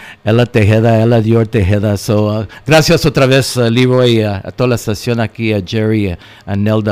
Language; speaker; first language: Spanish; early bilingual, heritage; Spanish